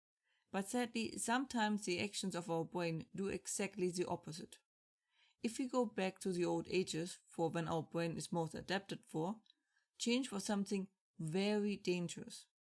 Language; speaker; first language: English; non-native, fluent; German